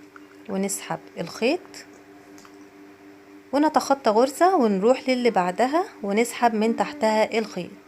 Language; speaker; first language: Arabic; native; Arabic